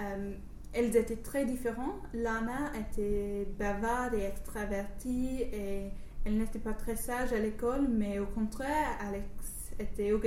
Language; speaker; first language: French; non-native, learner; English